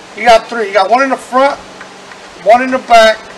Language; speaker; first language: English; non-native, fluent; Spanish